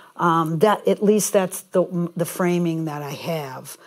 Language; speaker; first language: English; native; English